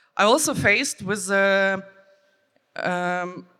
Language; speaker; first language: English; non-native, fluent; Ukrainian